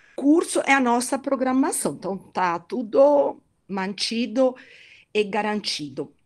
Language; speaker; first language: Portuguese; non-native, fluent; Italian